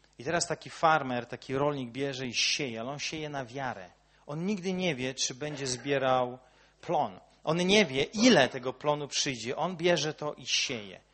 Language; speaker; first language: Polish; early bilingual, heritage; Polish